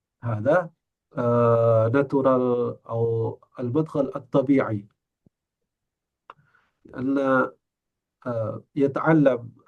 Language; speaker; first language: Arabic; non-native, fluent; Indonesian